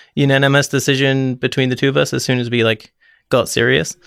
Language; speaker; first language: English; native; English